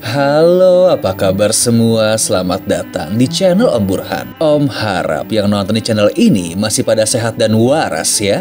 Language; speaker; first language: Indonesian; native; Indonesian